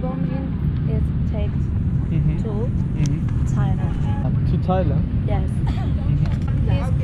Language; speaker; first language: English; non-native, learner; Burmese